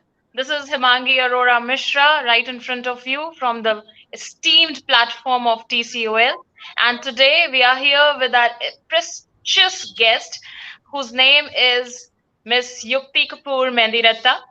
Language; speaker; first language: English; non-native, local second language; Hindi